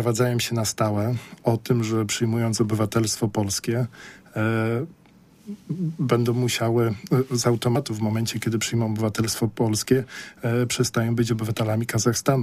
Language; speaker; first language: Polish; native; Polish